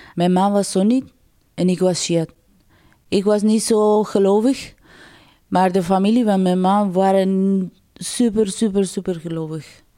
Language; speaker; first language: Dutch; non-native, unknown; Persian